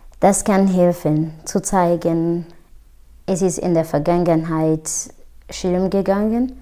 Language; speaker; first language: German; non-native, fluent; Kinyarwanda